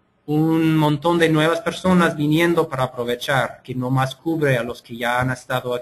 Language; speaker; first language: Spanish; non-native, fluent; English